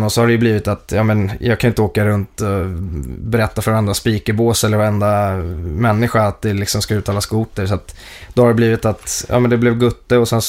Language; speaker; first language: Swedish; native; Swedish